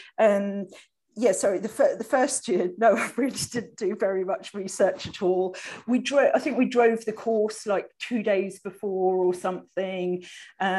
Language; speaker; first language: English; native; English